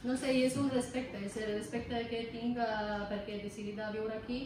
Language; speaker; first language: Catalan; non-native, fluent; Romanian